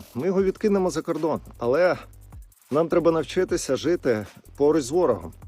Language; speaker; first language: Ukrainian; non-native, local second language; Russian